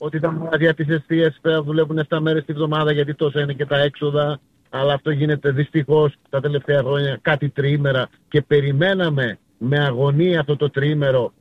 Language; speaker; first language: Greek; native; Greek